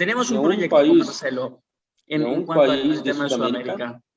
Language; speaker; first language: Spanish; native; Spanish